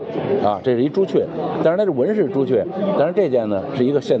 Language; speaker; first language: Chinese; native; Chinese